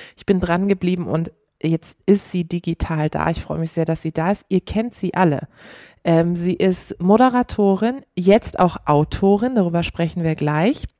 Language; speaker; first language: German; native; German